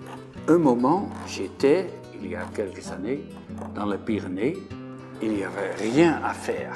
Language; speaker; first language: French; non-native, fluent; Dutch